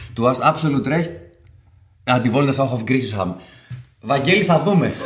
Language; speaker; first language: German; non-native, fluent; Greek